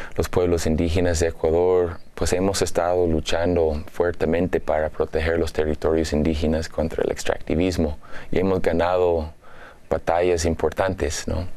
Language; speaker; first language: Spanish; non-native, fluent; English